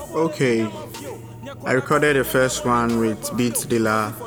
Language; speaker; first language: English; non-native, local second language; Ewe